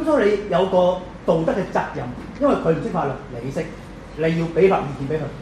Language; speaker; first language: Cantonese; native; Cantonese